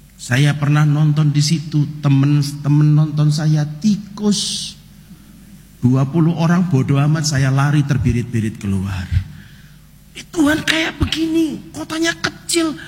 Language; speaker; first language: Indonesian; non-native, local second language; Javanese